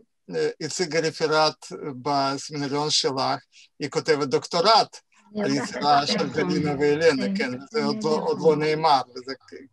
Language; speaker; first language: Hebrew; non-native, fluent; Russian